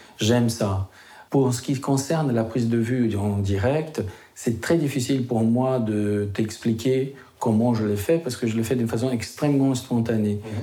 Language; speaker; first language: French; non-native, fluent; Portuguese